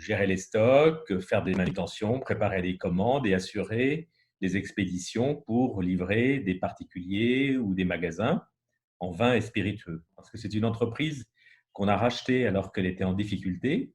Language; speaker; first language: French; native; French